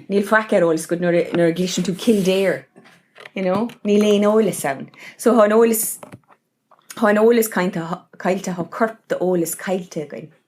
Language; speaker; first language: Irish; non-native, local second language; English